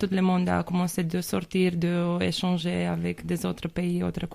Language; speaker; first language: French; non-native, learner; Romanian